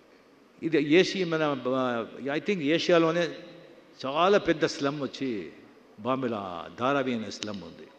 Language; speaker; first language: Telugu; non-native, fluent; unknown